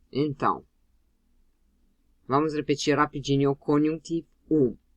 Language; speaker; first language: Portuguese; non-native, fluent; German